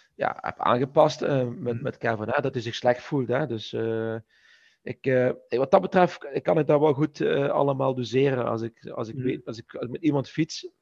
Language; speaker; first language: Dutch; native; Dutch